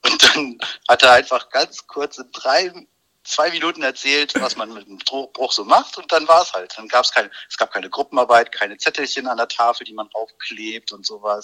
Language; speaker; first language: German; native; German